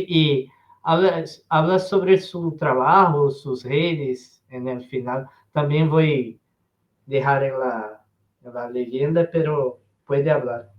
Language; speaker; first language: Spanish; non-native, learner; Portuguese